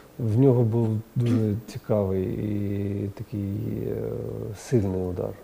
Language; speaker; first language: Ukrainian; non-native, local second language; Russian